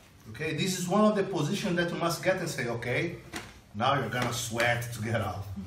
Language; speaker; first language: English; non-native, fluent; Portuguese